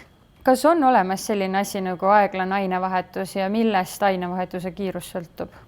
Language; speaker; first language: Estonian; native; Estonian